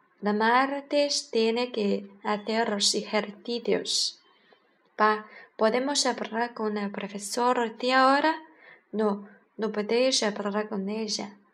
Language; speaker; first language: Spanish; non-native, learner; Chinese